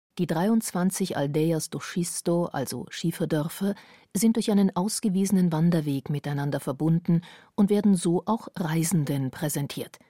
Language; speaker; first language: German; native; German